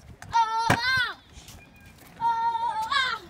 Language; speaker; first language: English; native; English